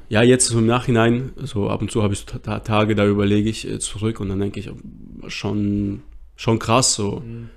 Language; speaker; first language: German; early bilingual, other home language; Russian